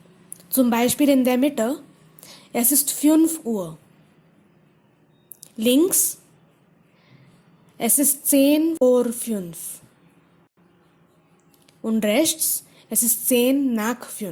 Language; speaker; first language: German; non-native, fluent; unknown